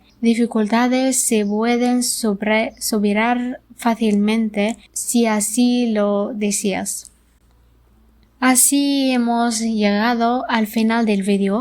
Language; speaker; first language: Spanish; non-native, learner; Arabic